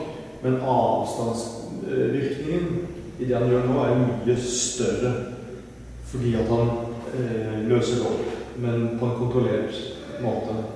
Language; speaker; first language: Norwegian; native; Norwegian